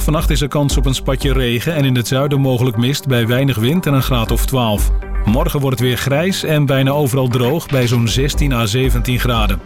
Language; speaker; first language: Dutch; native; Dutch